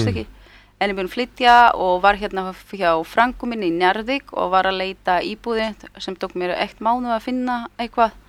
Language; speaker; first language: Icelandic; early bilingual, heritage; Polish